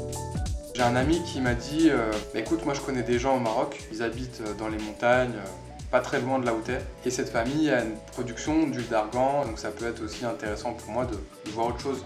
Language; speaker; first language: French; native; French